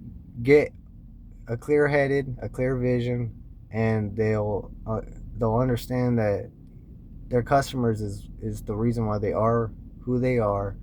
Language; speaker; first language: English; native; English